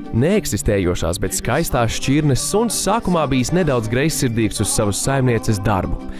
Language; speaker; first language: Latvian; native; Latvian